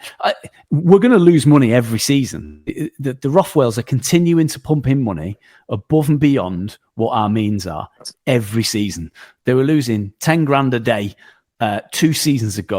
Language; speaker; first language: English; native; English